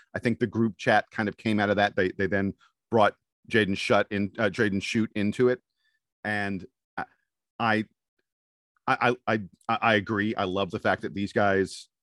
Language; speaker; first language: English; native; English